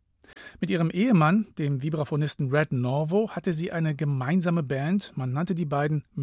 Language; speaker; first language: German; native; German